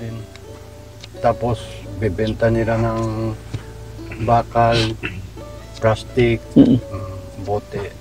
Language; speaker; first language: Filipino; non-native, learner; Japanese